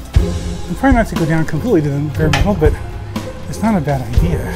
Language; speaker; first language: English; native; English